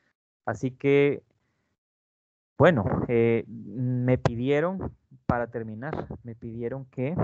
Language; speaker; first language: Spanish; native; Spanish